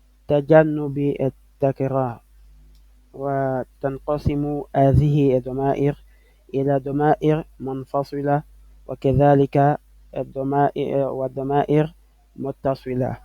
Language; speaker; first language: Arabic; non-native, fluent; French